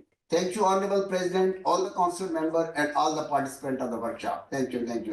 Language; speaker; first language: English; non-native, local second language; Urdu